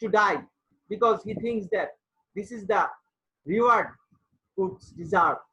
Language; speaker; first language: English; non-native, local second language; Bangla